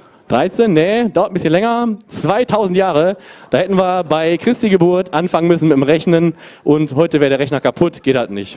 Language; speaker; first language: German; native; German